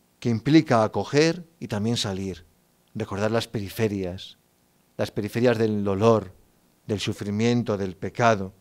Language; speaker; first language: Spanish; native; Spanish